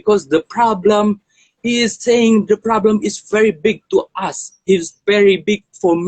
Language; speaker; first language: English; non-native, learner; Indonesian